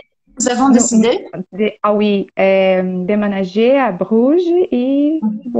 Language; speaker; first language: French; non-native, learner; Portuguese